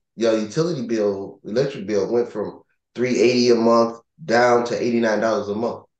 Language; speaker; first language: English; native; English